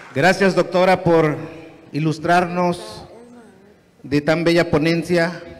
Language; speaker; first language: Spanish; non-native, local second language; Nahuatl languages